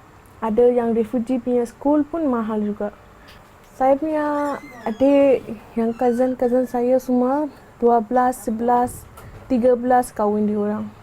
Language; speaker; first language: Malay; non-native, fluent; Rohingya